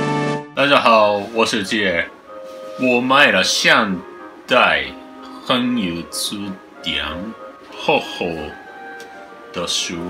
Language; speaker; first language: Chinese; non-native, learner; Japanese